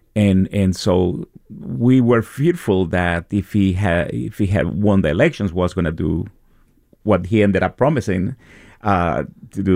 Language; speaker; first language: English; non-native, fluent; Spanish